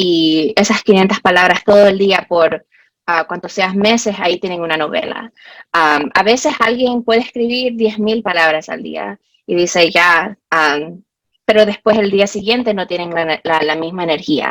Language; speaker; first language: Spanish; early bilingual, heritage; Spanish